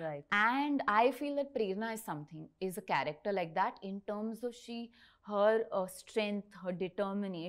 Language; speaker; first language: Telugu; non-native, learner; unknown